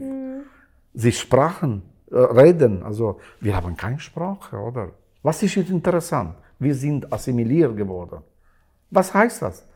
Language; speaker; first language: German; non-native, learner; Albanian